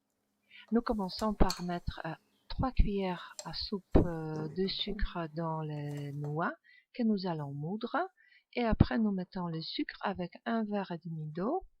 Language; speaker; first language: French; non-native, fluent; Polish